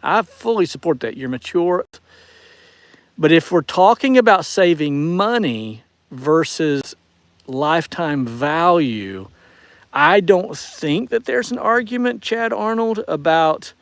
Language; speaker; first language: English; native; English